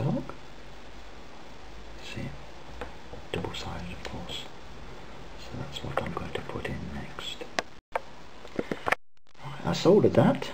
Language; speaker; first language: English; native; English